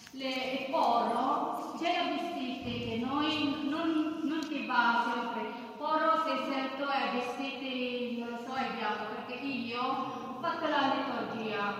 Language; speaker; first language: Italian; non-native, learner; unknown